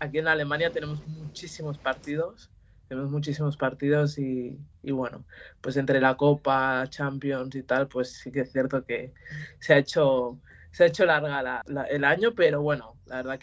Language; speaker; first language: Spanish; early bilingual, other home language; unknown